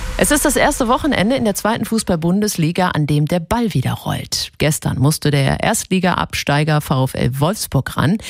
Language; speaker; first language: German; native; German